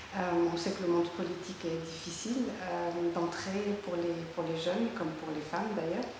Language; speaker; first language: French; non-native, local second language; Arabic